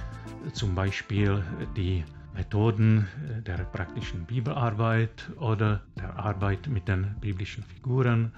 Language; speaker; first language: German; non-native, fluent; Czech